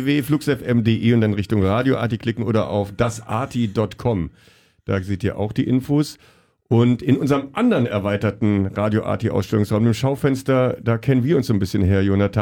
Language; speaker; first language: German; native; German